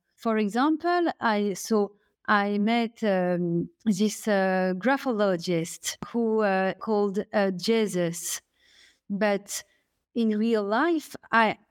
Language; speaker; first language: English; non-native, fluent; French